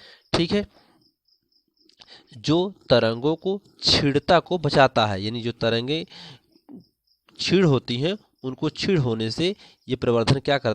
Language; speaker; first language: Hindi; native; Hindi